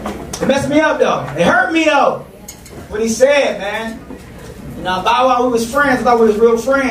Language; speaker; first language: English; native; English